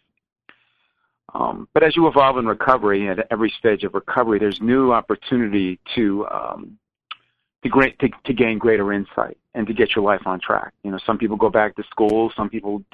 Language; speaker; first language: English; native; English